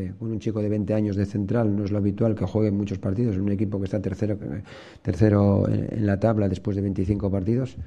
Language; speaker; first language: Spanish; native; Spanish